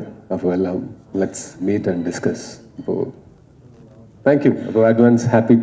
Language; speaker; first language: Tamil; non-native, learner; Malayalam